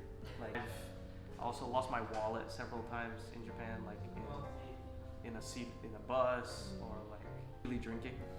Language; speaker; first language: English; non-native, fluent; Portuguese